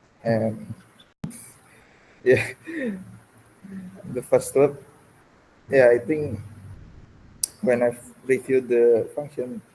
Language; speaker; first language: English; non-native, learner; Indonesian